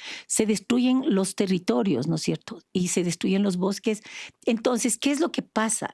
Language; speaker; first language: Spanish; native; Spanish